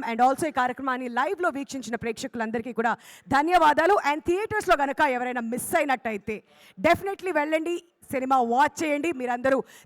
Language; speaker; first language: Telugu; native; Telugu